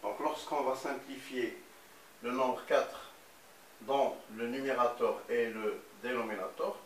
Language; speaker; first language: French; non-native, local second language; Arabic